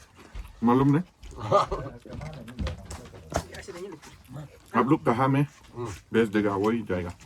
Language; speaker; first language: Hindi; non-native, local second language; Khasi